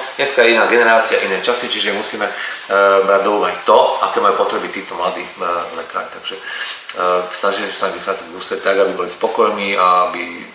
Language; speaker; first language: Slovak; native; Slovak